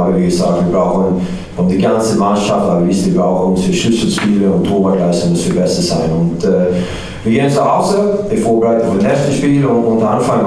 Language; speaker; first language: German; non-native, learner; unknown